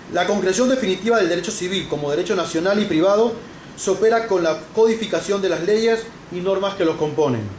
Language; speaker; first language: Spanish; native; Spanish